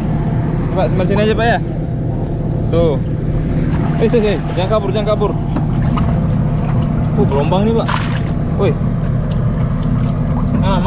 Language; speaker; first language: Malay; non-native, local second language; Javanese